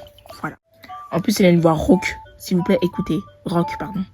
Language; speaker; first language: French; native; French